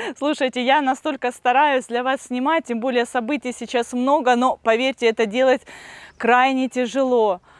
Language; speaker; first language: Russian; native; Russian